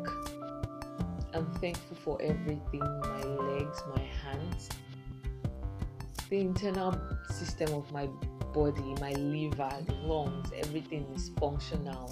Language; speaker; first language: English; non-native, local second language; Igbo